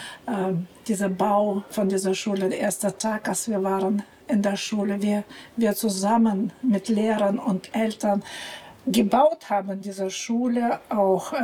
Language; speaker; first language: German; non-native, fluent; Russian